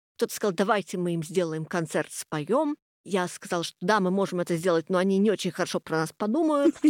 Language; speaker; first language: Russian; non-native, fluent; English